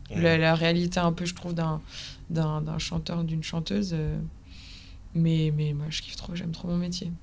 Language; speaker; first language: French; native; French